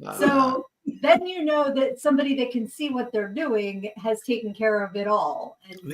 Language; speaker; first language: English; native; English